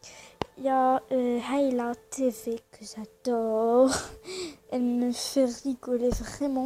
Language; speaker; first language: French; non-native, learner; Arabic